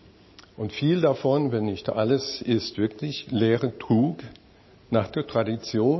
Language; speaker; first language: German; non-native, fluent; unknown